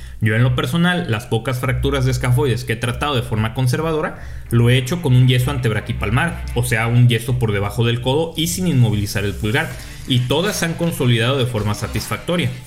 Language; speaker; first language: Spanish; native; Spanish